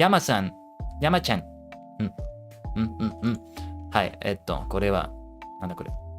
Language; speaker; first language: Japanese; non-native, learner; English